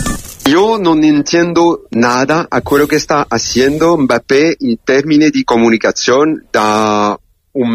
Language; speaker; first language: Spanish; non-native, learner; French